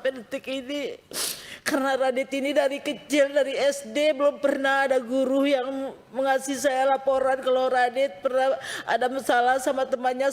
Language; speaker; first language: Indonesian; non-native, local second language; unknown